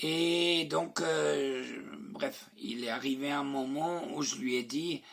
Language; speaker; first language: French; non-native, fluent; Spanish